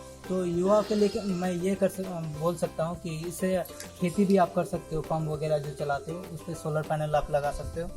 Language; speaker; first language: Hindi; native; Hindi